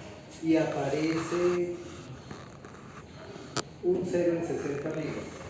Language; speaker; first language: Spanish; native; Spanish